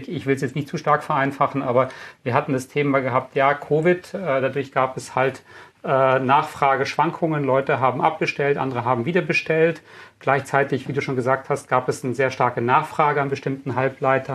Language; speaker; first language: German; native; German